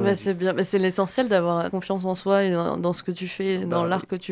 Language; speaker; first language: French; native; French